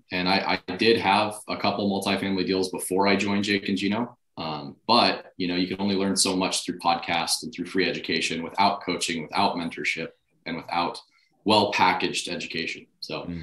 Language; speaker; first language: English; native; English